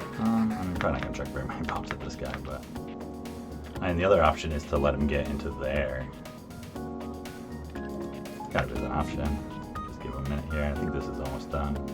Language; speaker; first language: English; native; English